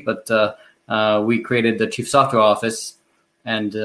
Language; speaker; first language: English; non-native, fluent; French